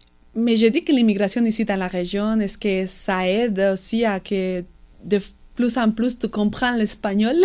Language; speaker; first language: French; non-native, fluent; Spanish